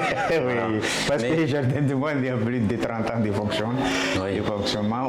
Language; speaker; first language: French; non-native, local second language; Malagasy